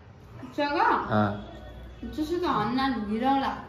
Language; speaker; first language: Chinese; non-native, learner; Nepali